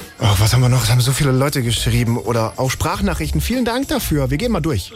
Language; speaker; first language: German; native; German